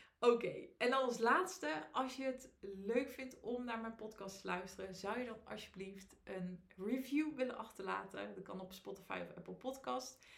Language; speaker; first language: Dutch; native; Dutch